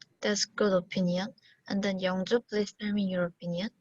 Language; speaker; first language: English; non-native, learner; Korean